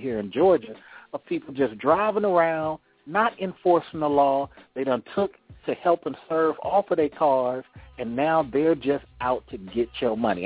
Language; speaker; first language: English; native; English